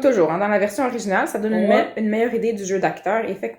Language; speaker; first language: French; native; French